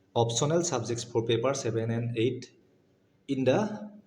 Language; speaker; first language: English; non-native, local second language; Assamese